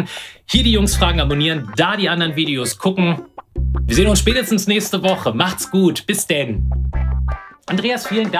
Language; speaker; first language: German; native; German